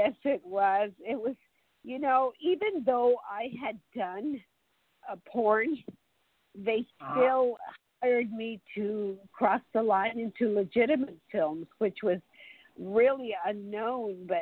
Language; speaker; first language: English; early bilingual, other home language; Spanish